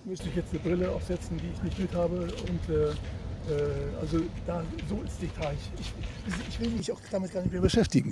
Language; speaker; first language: German; native; German